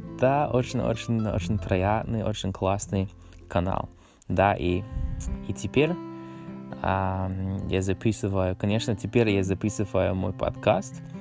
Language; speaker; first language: Russian; non-native, learner; English